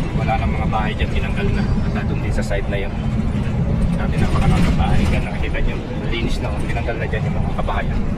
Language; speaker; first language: Filipino; non-native, local second language; Pampanga